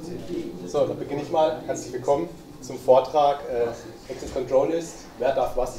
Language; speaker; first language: German; native; German